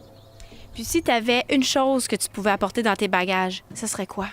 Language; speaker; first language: French; native; French